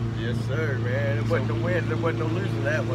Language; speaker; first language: English; native; English